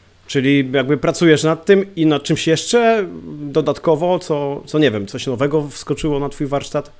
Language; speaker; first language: Polish; native; Polish